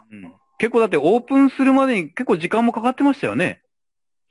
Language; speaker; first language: Japanese; native; Japanese